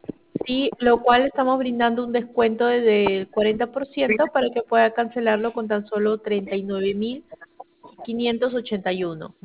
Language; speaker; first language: Spanish; native; Spanish